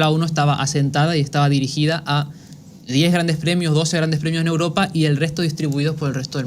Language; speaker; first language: Spanish; native; Spanish